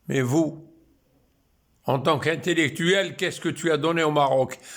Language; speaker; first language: French; non-native, local second language; Arabic